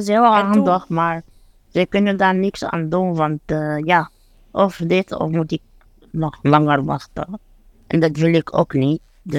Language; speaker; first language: Dutch; non-native, fluent; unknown